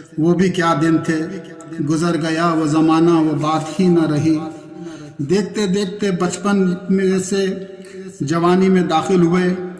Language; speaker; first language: Urdu; native; Urdu